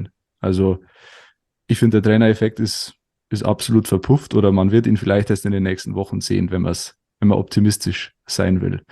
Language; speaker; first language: German; native; German